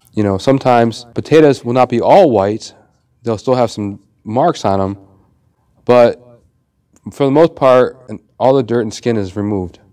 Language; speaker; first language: English; native; English